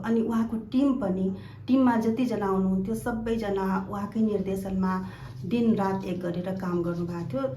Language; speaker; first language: Nepali; non-native, local second language; Maithili